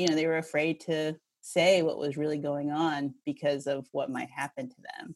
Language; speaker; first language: English; early bilingual, other home language; Filipino